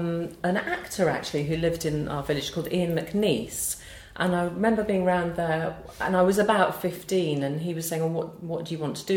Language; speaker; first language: English; native; English